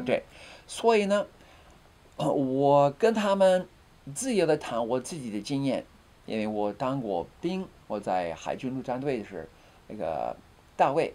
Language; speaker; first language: Chinese; non-native, fluent; English